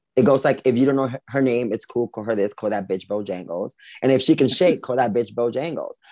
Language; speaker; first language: English; early bilingual, other home language; Spanish